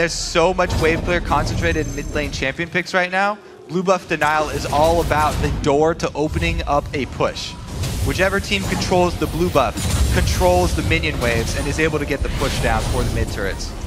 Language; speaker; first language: English; native; English